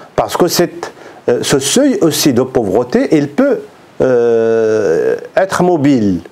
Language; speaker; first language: French; non-native, local second language; Arabic